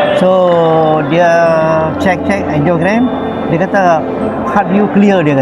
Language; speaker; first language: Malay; non-native, local second language; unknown